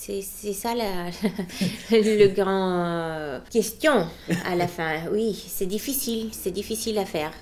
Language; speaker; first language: French; non-native, fluent; Bulgarian